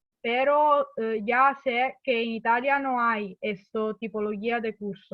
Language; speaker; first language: Spanish; non-native, fluent; Italian